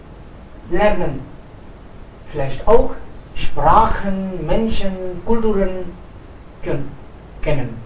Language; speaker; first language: German; non-native, fluent; Hindi